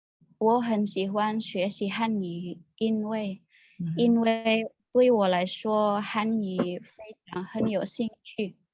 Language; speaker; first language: Chinese; non-native, learner; Indonesian